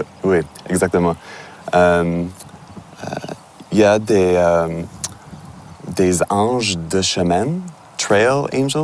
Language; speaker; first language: French; non-native, learner; English